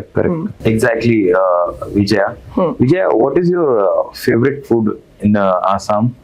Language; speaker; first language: Hindi; non-native, local second language; Marathi